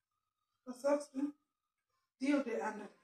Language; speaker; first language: German; non-native, learner; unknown